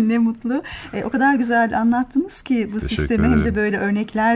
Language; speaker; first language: Turkish; native; Turkish